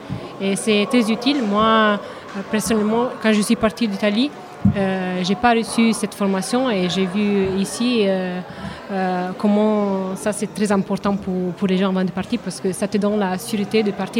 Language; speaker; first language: French; non-native, learner; Italian